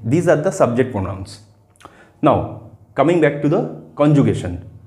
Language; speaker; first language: English; non-native, local second language; Bangla